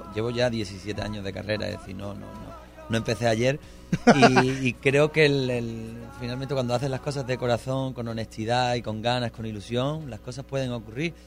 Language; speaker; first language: Spanish; native; Spanish